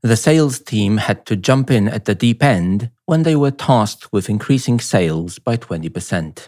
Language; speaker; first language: English; non-native, fluent; Polish